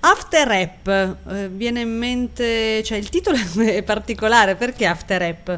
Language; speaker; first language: Italian; native; Italian